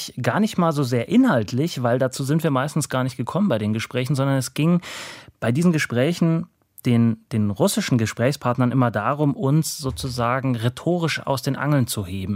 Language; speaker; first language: German; native; German